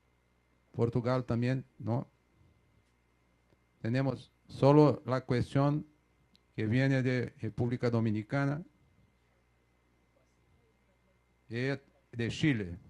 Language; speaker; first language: Spanish; non-native, fluent; Portuguese